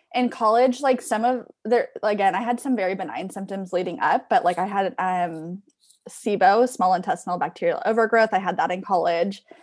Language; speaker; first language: English; native; English